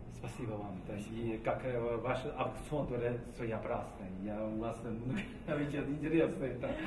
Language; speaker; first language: Russian; non-native, learner; Chinese